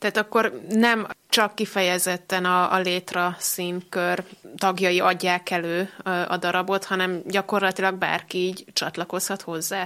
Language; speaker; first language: Hungarian; native; Hungarian